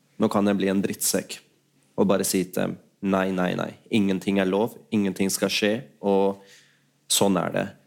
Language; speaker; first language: Norwegian; early bilingual, other home language; Urdu